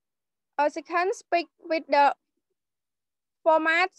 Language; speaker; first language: English; non-native, learner; Khmer